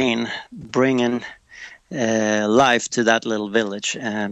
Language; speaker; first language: English; non-native, fluent; Swedish